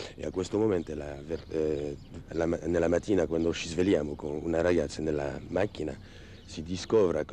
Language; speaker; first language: Italian; non-native, learner; French